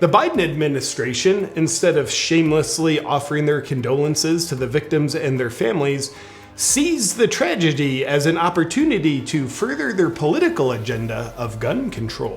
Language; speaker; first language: English; native; English